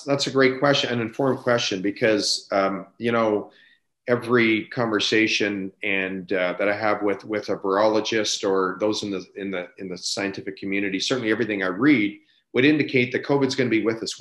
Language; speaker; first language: English; native; English